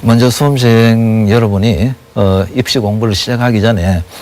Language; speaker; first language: Korean; native; Korean